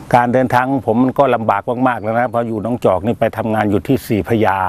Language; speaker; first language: Thai; native; Thai